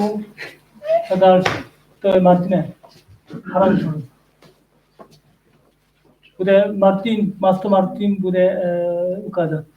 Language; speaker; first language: Czech; non-native, learner; Korean